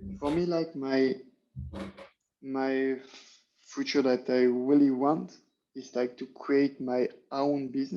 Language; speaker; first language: English; non-native, learner; French